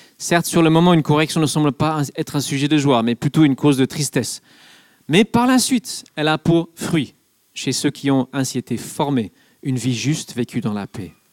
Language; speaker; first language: French; non-native, fluent; English